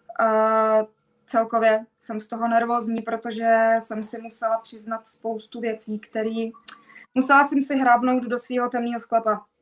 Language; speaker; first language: Czech; native; Czech